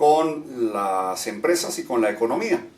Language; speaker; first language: Spanish; native; Spanish